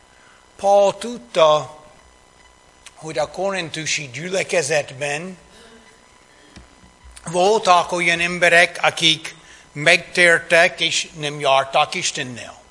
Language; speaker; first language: Hungarian; non-native, fluent; English